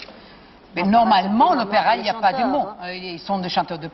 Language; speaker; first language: French; non-native, fluent; Italian